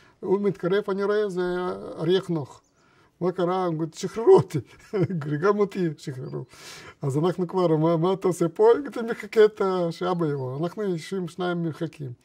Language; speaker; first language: Hebrew; non-native, fluent; Russian